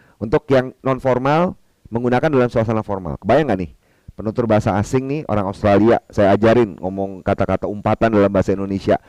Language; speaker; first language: Indonesian; non-native, local second language; Minangkabau